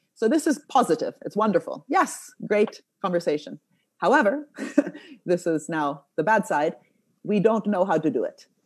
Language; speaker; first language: English; non-native, fluent; Italian